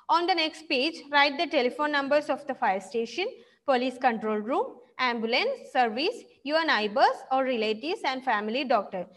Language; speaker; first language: English; non-native, local second language; Malayalam